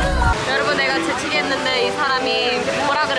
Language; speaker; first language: Korean; early bilingual, heritage; English